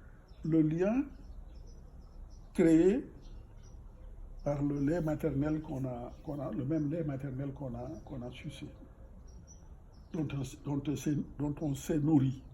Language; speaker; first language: French; non-native, local second language; Fula